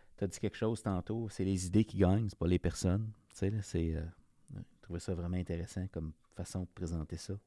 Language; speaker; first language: French; native; French